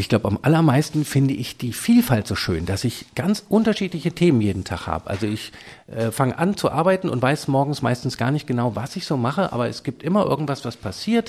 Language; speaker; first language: German; native; German